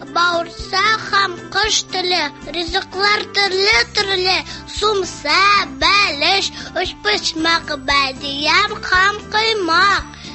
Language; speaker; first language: Tatar; native; Tatar